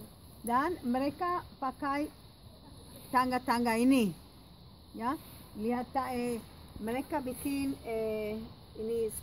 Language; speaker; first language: Indonesian; non-native, fluent; Hebrew